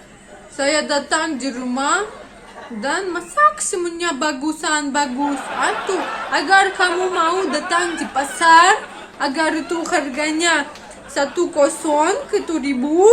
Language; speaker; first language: Indonesian; non-native, learner; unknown